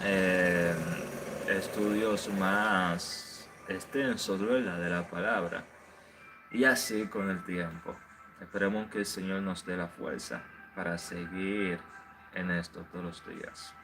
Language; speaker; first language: Spanish; native; Spanish